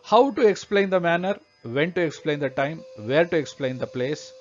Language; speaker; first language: English; non-native, local second language; Kannada